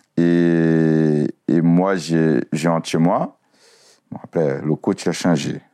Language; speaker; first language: French; non-native, fluent; Portuguese